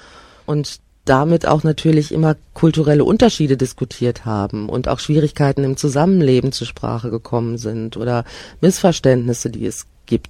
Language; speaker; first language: German; native; German